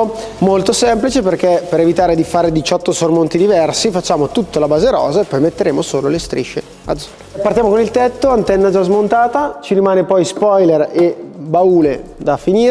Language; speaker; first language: Italian; native; Italian